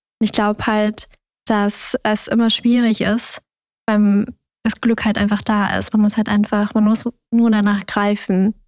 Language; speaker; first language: German; early bilingual, other home language; Vietnamese